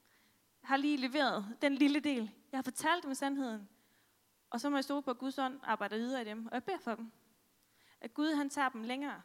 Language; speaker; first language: Danish; native; Danish